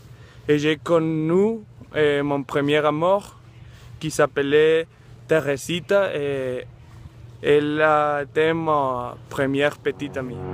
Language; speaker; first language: French; non-native, learner; Spanish